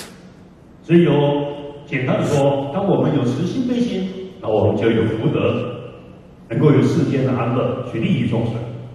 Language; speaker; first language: Chinese; native; Chinese